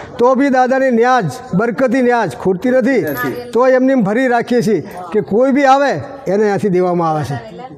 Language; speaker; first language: Gujarati; native; Gujarati